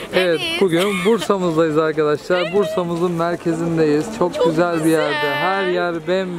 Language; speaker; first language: Turkish; native; Turkish